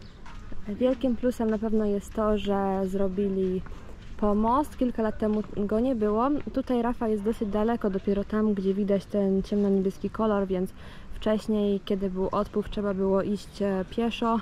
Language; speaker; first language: Polish; native; Polish